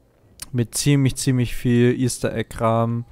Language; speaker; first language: German; native; German